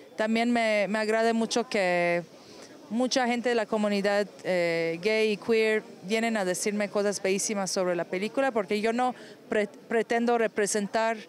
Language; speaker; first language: Spanish; non-native, fluent; Persian